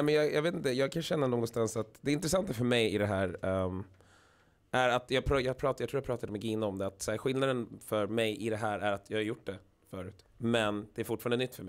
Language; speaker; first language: Swedish; native; Swedish